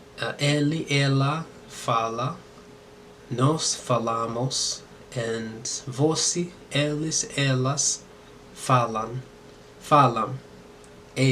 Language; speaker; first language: Portuguese; non-native, learner; English